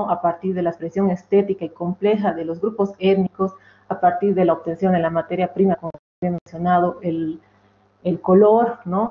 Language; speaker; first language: Spanish; native; Spanish